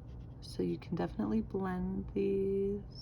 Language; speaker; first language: English; native; English